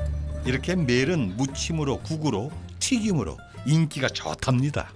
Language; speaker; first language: Korean; native; Korean